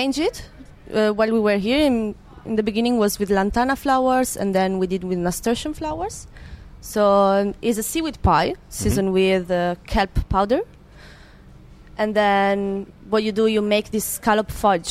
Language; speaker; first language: English; non-native, fluent; Italian